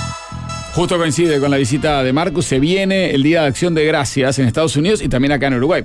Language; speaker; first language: Spanish; native; Spanish